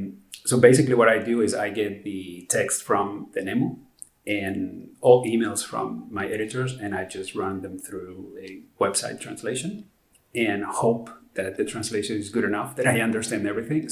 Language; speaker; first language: English; non-native, fluent; Spanish